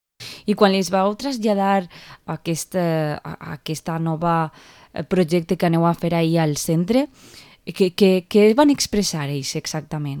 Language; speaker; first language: Catalan; native; Catalan